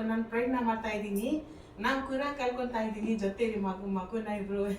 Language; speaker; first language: Kannada; non-native, learner; Manipuri